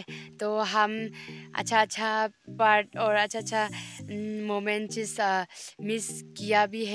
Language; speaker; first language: Hindi; non-native, local second language; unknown